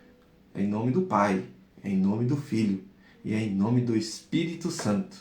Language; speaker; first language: Portuguese; native; Portuguese